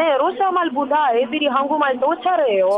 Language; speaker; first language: Korean; non-native, learner; Russian